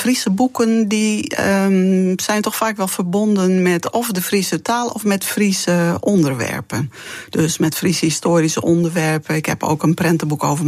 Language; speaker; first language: Dutch; non-native, local second language; Western Frisian